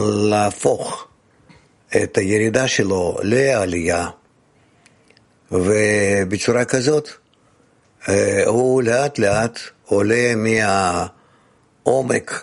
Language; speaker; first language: Hebrew; non-native, fluent; Russian